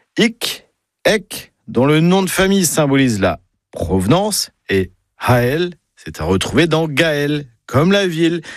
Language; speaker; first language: French; native; French